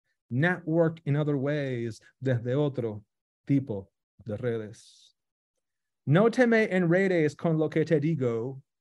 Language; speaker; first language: Spanish; early bilingual, heritage; Spanish